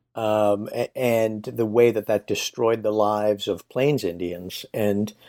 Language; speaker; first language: English; native; English